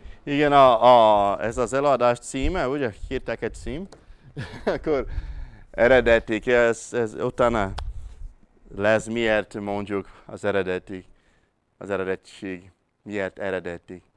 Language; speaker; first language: Hungarian; non-native, fluent; Portuguese